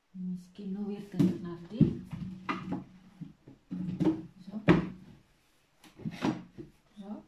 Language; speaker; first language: Dutch; non-native, learner; Indonesian